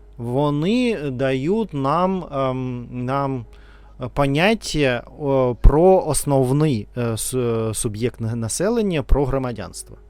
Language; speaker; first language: Ukrainian; non-native, local second language; Russian